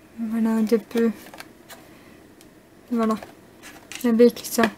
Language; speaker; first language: French; non-native, learner; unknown